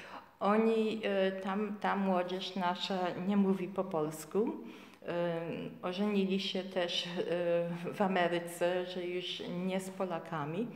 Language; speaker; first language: Polish; early bilingual, heritage; Polish